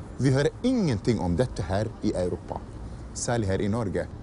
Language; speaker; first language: Norwegian; non-native, fluent; Arabic